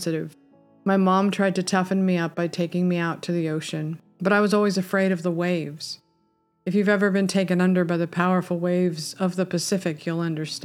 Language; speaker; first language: English; native; English